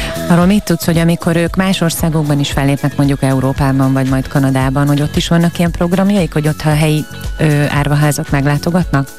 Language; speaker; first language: Hungarian; native; Hungarian